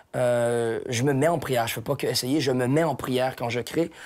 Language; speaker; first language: French; native; French